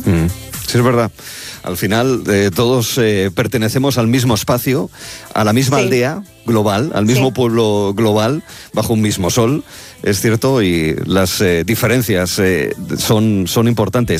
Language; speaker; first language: Spanish; native; Spanish